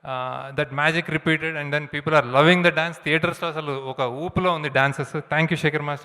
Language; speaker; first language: Telugu; native; Telugu